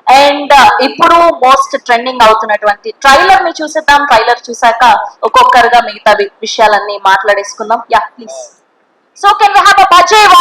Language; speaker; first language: Telugu; native; Telugu